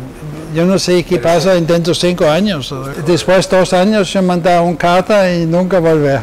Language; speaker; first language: Spanish; non-native, fluent; Danish